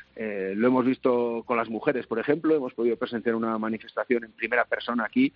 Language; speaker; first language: Spanish; native; Spanish